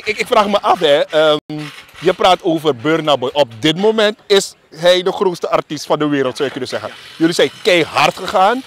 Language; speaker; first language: Dutch; native; Dutch